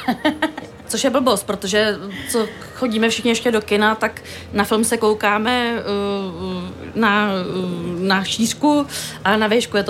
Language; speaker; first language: Czech; native; Czech